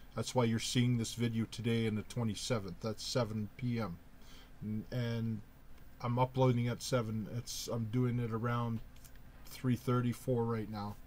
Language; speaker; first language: English; native; English